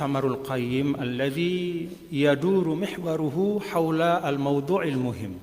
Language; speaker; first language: Arabic; non-native, fluent; Indonesian